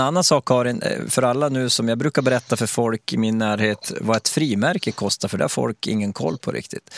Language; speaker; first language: Swedish; native; Swedish